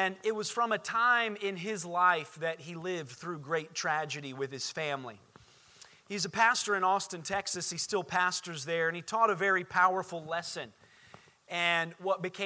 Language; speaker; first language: English; native; English